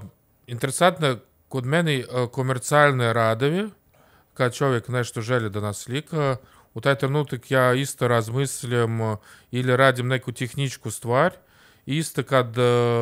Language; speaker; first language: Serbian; non-native, learner; Russian